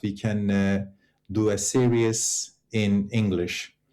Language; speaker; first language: English; non-native, fluent; Turkish